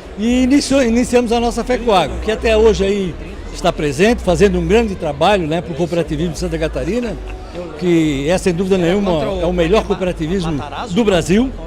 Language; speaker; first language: Portuguese; native; Portuguese